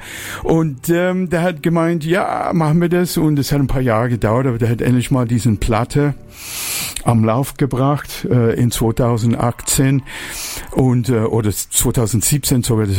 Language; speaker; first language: German; non-native, fluent; English